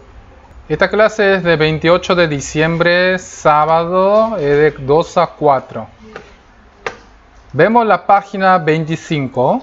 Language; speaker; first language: Spanish; non-native, fluent; Korean